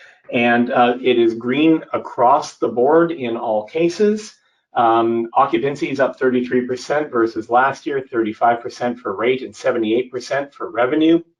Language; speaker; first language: English; native; English